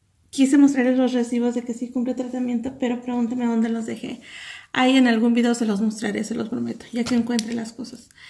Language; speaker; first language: Spanish; early bilingual, heritage; Spanish